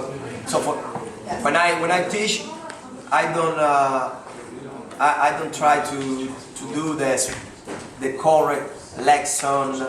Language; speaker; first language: English; non-native, learner; Spanish